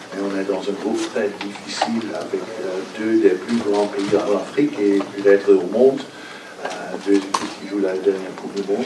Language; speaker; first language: French; non-native, fluent; Dutch